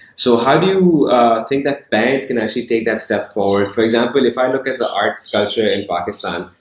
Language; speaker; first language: English; non-native, local second language; Urdu